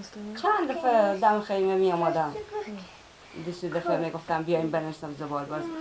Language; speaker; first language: Persian; native; Persian